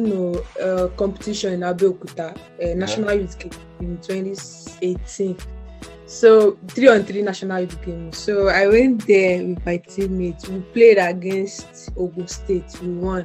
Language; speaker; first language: English; non-native, local second language; Yoruba